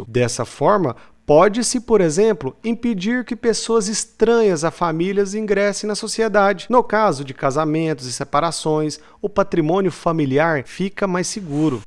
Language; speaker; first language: Portuguese; native; Portuguese